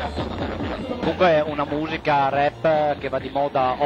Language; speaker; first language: Italian; native; Italian